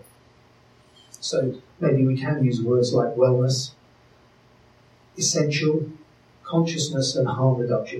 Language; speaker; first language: English; native; English